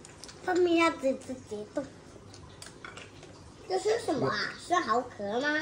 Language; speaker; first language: Chinese; native; Chinese